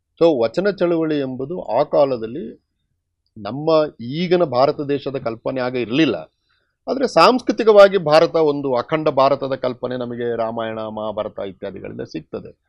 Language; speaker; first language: Kannada; non-native, local second language; Tulu